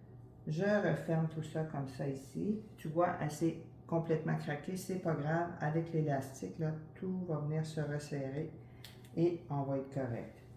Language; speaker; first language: French; native; French